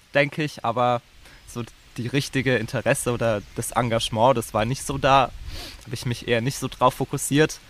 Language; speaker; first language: German; native; German